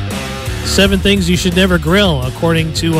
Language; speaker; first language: English; native; English